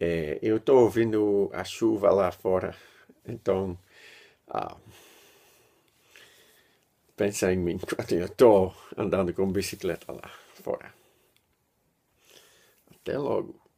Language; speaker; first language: Portuguese; non-native, learner; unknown